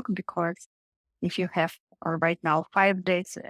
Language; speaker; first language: English; non-native, learner; Russian